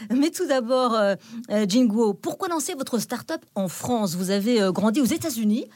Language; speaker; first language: French; native; French